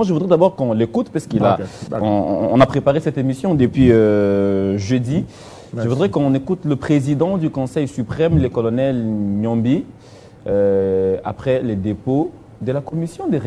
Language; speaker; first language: French; non-native, local second language; Lingala